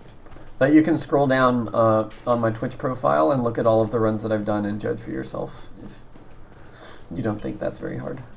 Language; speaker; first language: English; native; English